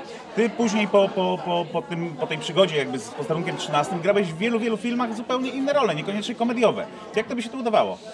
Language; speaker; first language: Polish; native; Polish